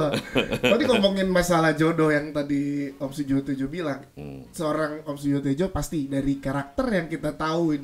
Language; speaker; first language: Indonesian; native; Indonesian